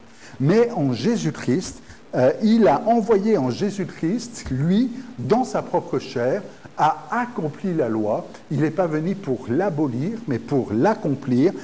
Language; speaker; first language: French; native; French